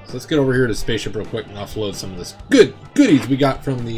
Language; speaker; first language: English; native; English